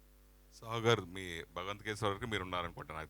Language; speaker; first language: Telugu; native; Telugu